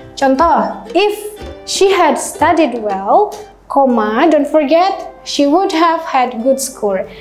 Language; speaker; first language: English; non-native, learner; Indonesian